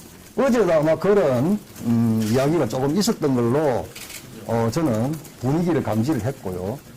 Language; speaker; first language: Korean; native; Korean